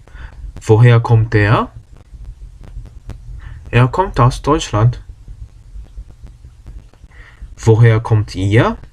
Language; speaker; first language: German; non-native, fluent; Korean